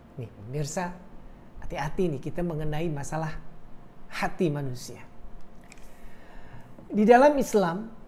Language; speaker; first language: Indonesian; native; Indonesian